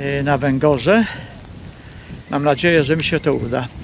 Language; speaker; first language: Polish; native; Polish